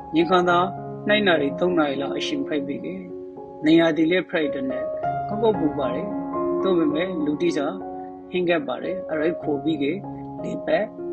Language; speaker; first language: Burmese; native; Burmese